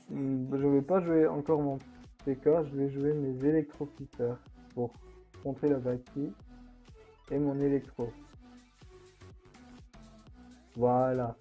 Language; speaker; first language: French; native; French